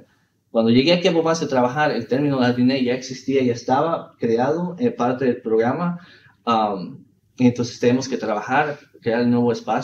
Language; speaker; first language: Spanish; early bilingual, heritage; Spanish